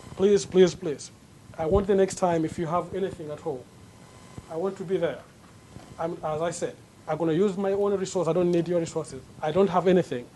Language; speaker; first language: English; non-native, local second language; Nyanja